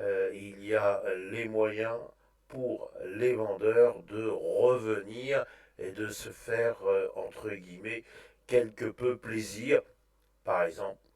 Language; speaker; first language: French; native; French